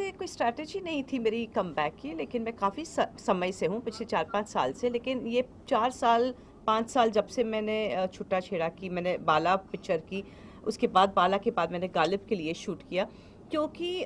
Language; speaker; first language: Hindi; native; Hindi